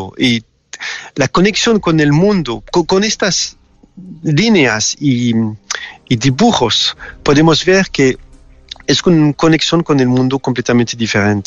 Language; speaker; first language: Spanish; non-native, fluent; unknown